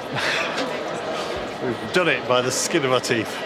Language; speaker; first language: English; native; English